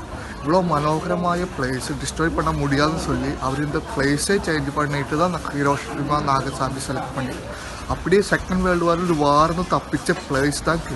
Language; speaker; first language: Tamil; non-native, learner; Malayalam